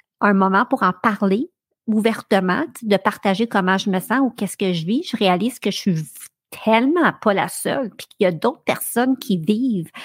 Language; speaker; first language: French; native; French